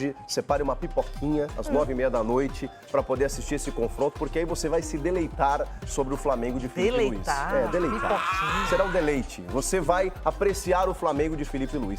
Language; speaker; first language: Portuguese; native; Portuguese